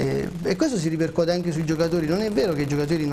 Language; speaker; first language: Italian; native; Italian